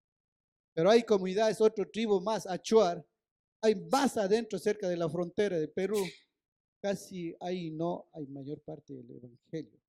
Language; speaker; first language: Spanish; non-native, local second language; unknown